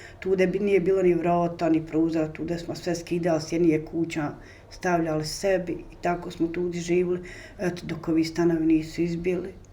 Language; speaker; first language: Bosnian; native; Bosnian